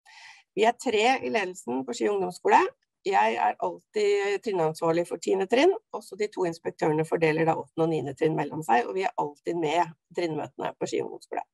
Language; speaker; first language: Norwegian; native; Norwegian